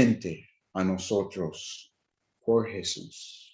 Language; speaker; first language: Spanish; non-native, fluent; English